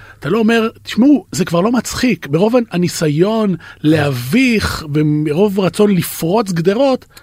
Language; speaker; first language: Hebrew; native; Hebrew